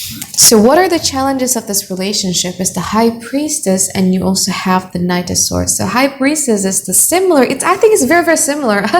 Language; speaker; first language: English; non-native, fluent; Indonesian